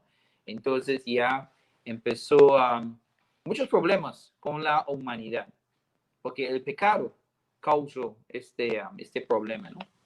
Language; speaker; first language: Spanish; non-native, fluent; English